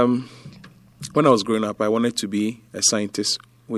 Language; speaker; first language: English; non-native, local second language; Ga